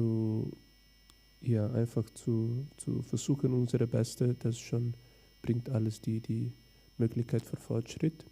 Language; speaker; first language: German; non-native, fluent; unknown